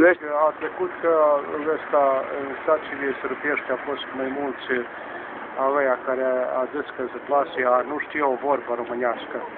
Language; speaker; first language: Romanian; early bilingual, heritage; Romanian